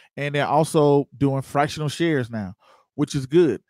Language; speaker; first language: English; native; English